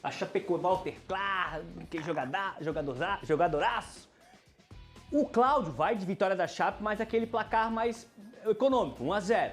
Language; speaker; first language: Portuguese; native; Portuguese